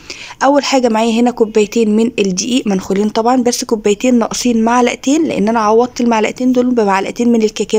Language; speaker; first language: Arabic; native; Arabic